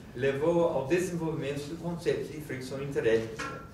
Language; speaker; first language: Portuguese; non-native, fluent; English